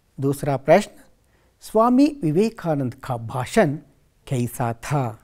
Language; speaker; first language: Hindi; non-native, local second language; Kannada